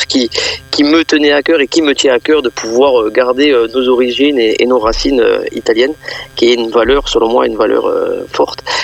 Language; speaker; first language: French; native; French